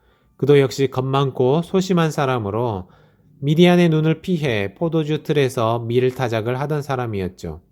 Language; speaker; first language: Korean; native; Korean